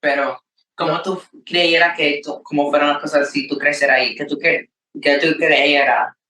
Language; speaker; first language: Spanish; early bilingual, heritage; Spanish